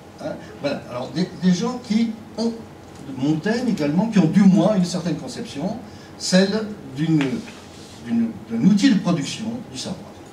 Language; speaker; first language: French; native; French